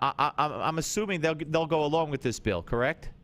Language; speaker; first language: English; native; English